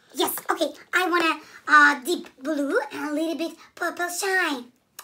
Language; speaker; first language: English; non-native, learner; Russian